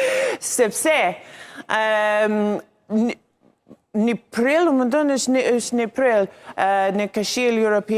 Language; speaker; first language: Albanian; non-native, learner; English